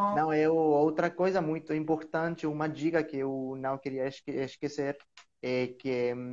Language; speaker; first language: Portuguese; non-native, learner; Greek